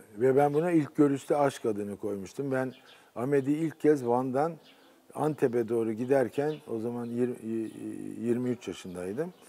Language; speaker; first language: Turkish; native; Turkish